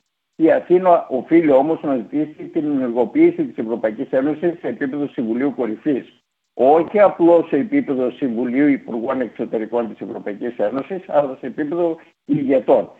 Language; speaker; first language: Greek; native; Greek